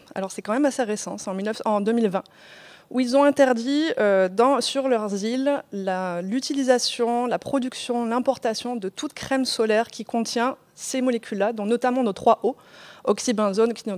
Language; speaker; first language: French; native; French